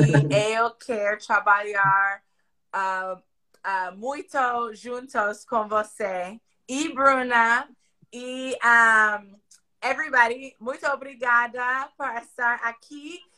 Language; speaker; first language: Portuguese; non-native, learner; English